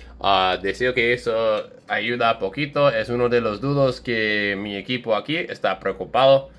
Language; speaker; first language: Spanish; non-native, learner; English